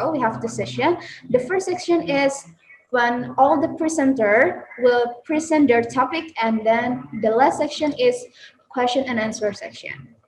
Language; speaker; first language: English; non-native, learner; Indonesian